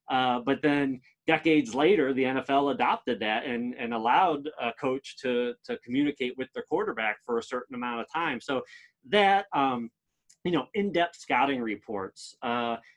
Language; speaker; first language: English; native; English